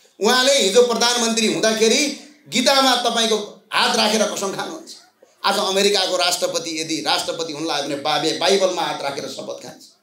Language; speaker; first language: Nepali; native; Nepali